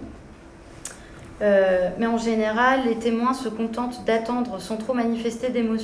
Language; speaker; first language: French; native; French